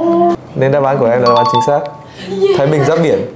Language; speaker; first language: Vietnamese; native; Vietnamese